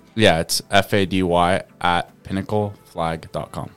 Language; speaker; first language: English; early bilingual, other home language; Arabic